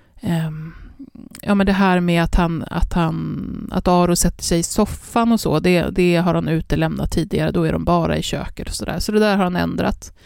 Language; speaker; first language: Swedish; native; Swedish